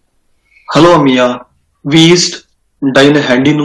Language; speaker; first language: German; non-native, learner; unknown